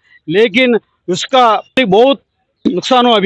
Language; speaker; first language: Hindi; non-native, local second language; Telugu